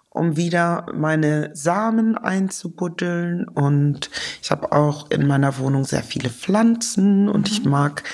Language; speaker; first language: German; native; German